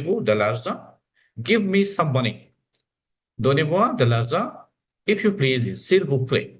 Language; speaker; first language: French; non-native, fluent; Hindi